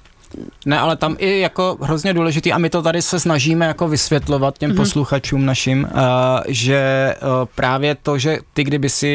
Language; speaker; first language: Czech; native; Czech